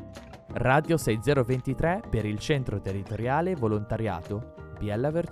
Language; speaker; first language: Italian; native; Italian